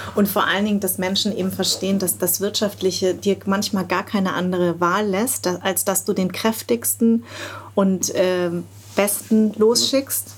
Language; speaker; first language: German; early bilingual, other home language; Vietnamese